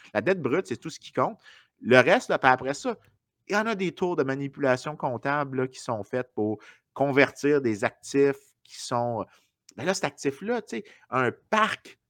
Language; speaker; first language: French; native; French